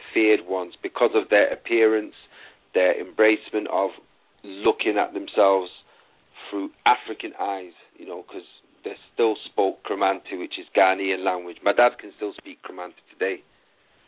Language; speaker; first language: English; native; English